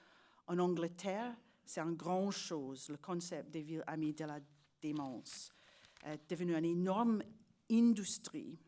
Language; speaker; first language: French; non-native, learner; English